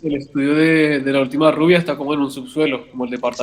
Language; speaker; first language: Spanish; native; Spanish